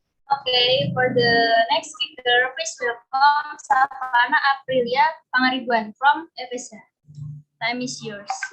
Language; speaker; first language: English; non-native, learner; Indonesian